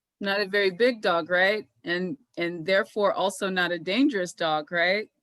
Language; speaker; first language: English; native; English